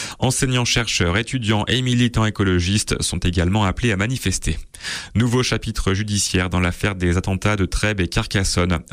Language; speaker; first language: French; native; French